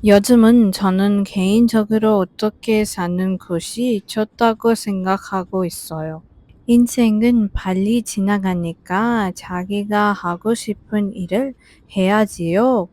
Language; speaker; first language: Korean; non-native, fluent; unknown